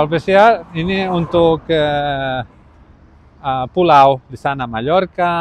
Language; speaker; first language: Indonesian; non-native, learner; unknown